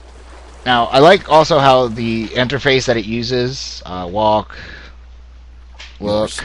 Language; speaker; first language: English; native; English